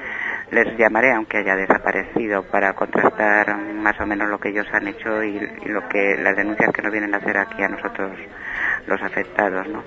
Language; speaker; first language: Spanish; native; Spanish